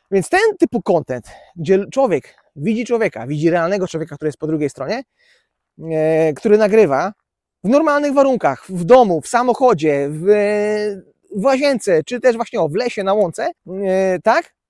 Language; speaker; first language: Polish; native; Polish